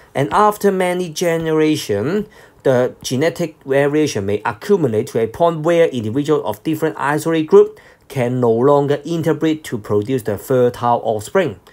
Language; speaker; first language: English; non-native, local second language; Cantonese